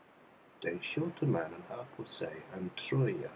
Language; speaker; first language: Swedish; non-native, learner; English